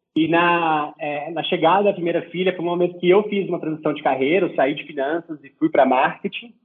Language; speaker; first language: Portuguese; native; Portuguese